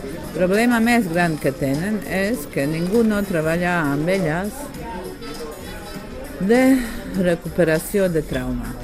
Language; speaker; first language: Catalan; non-native, learner; Bosnian